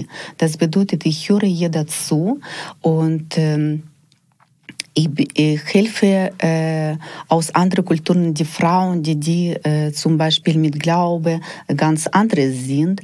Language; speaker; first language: German; non-native, fluent; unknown